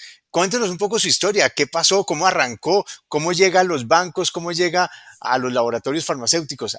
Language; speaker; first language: Spanish; native; Spanish